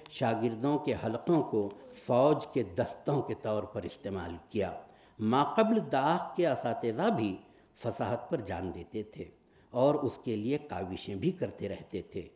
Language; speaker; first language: Urdu; native; Urdu